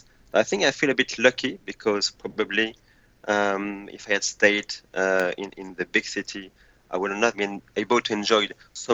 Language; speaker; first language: English; non-native, fluent; French